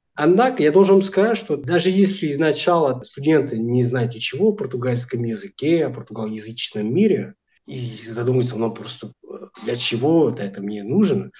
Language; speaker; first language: Russian; non-native, fluent; Portuguese